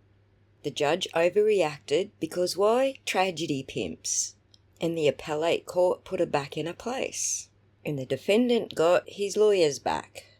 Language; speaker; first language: English; native; English